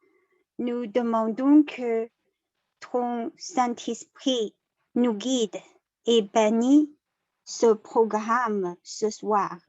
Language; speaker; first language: French; non-native, learner; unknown